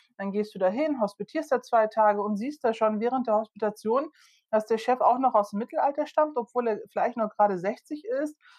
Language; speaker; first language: German; early bilingual, other home language; Turkish